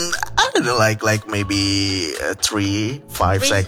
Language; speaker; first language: English; non-native, fluent; Indonesian